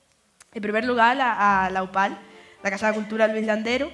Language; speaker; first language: Spanish; native; Spanish